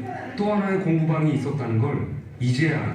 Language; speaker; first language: Korean; native; Korean